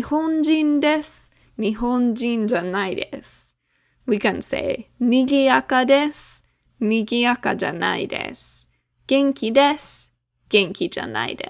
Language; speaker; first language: Japanese; non-native, fluent; English